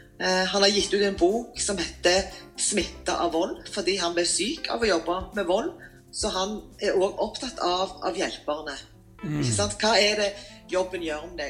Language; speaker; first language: Norwegian; native; Norwegian